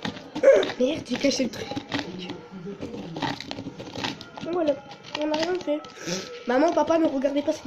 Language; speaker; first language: French; native; French